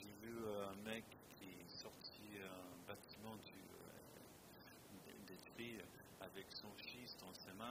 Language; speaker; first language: French; non-native, fluent; English